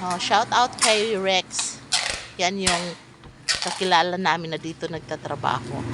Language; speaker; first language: Filipino; non-native, local second language; Cebuano